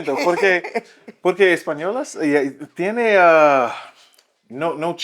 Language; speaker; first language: Spanish; non-native, learner; English